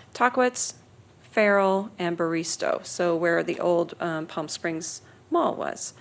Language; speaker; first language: English; native; English